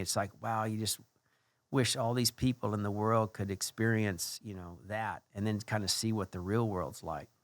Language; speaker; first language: English; native; English